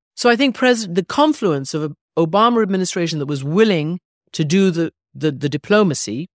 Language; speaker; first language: English; early bilingual, other home language; Persian